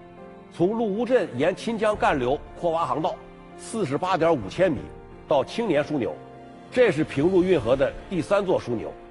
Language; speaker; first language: Chinese; native; Chinese